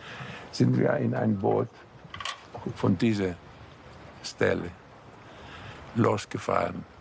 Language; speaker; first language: German; non-native, fluent; Greek